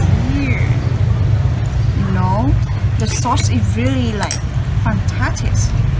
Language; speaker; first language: English; non-native, learner; Vietnamese